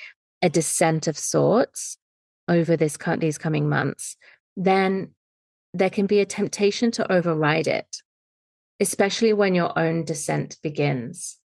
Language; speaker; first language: English; native; English